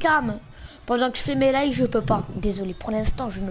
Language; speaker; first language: French; native; French